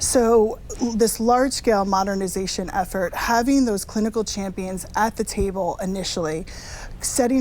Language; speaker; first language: English; native; English